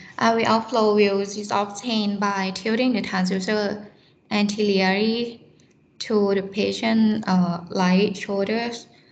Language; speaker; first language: English; non-native, fluent; Thai